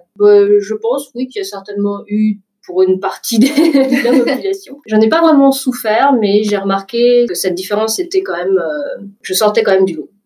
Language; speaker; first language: French; early bilingual, other home language; Vietnamese